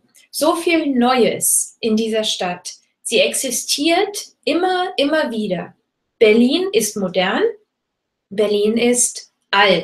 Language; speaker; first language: German; non-native, fluent; English